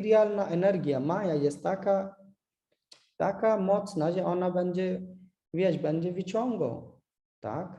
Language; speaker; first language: Polish; non-native, learner; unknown